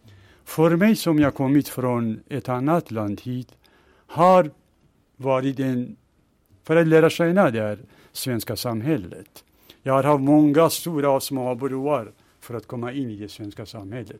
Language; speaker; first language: Swedish; non-native, fluent; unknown